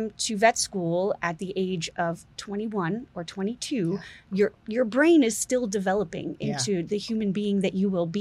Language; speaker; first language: English; native; English